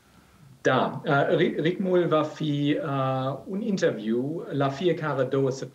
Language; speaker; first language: Romanian; non-native, learner; German